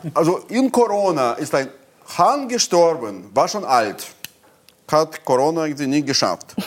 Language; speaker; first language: German; non-native, fluent; Russian